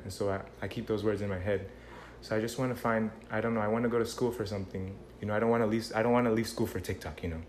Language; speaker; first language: English; early bilingual, other home language; Spanish